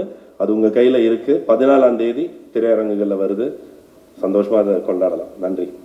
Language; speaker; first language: Tamil; native; Tamil